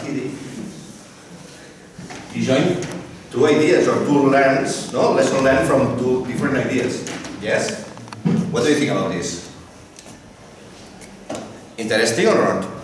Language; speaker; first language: English; non-native, fluent; Catalan